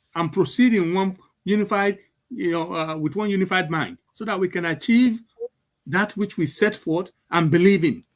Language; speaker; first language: English; non-native, local second language; Yoruba